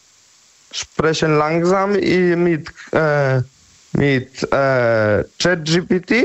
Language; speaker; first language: German; non-native, learner; Polish